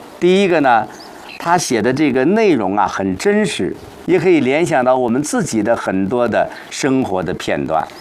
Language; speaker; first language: Chinese; native; Chinese